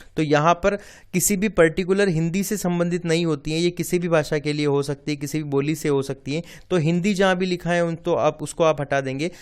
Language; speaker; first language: Hindi; native; Hindi